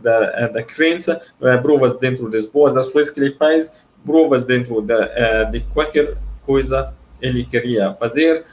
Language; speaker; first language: Portuguese; non-native, learner; Arabic